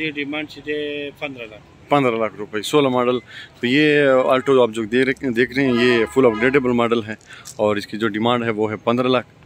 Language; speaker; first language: Urdu; non-native, local second language; Pashto